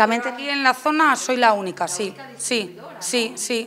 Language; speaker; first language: Spanish; native; Spanish